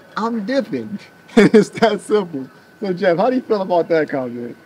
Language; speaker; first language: English; native; English